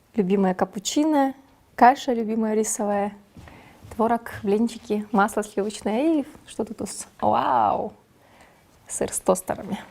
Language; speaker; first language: Russian; non-native, local second language; Kyrgyz